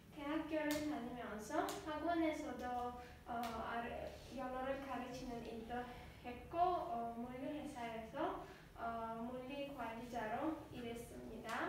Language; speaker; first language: Korean; non-native, learner; Azerbaijani